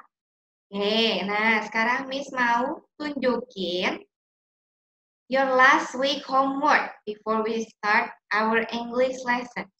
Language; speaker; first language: English; non-native, learner; Indonesian